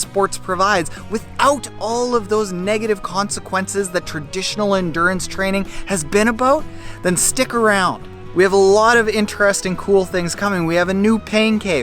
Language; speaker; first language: English; native; English